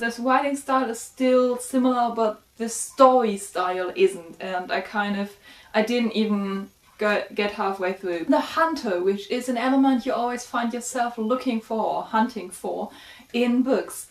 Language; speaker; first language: English; non-native, fluent; German